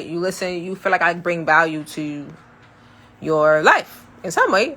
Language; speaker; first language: English; native; English